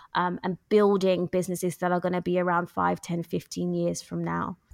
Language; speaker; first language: English; native; English